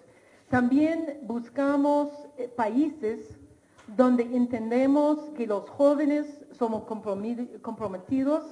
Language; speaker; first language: Spanish; non-native, fluent; English